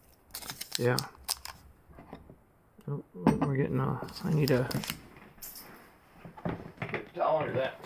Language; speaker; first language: English; native; English